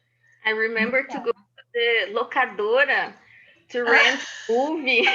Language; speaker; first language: English; non-native, learner; Portuguese